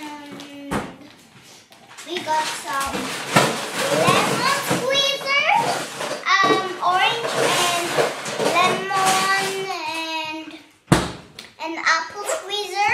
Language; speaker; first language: English; early bilingual, other home language; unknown